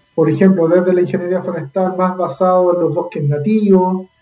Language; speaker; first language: Spanish; native; Spanish